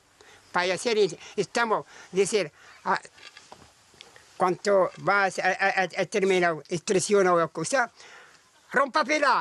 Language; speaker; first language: Spanish; non-native, learner; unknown